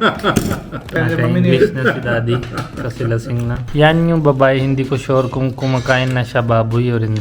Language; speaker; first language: Filipino; non-native, learner; Punjabi